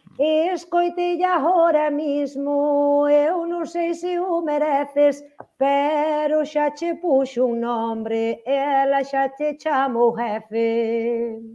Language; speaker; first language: Galician; native; Galician